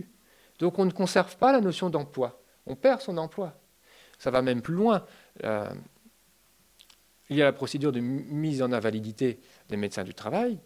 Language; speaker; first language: French; native; French